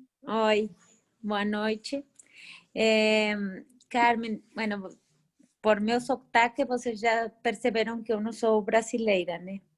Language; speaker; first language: Portuguese; non-native, fluent; Spanish